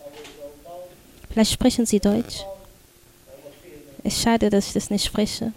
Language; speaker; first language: German; non-native, fluent; Portuguese